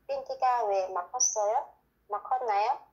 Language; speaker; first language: Korean; non-native, learner; Vietnamese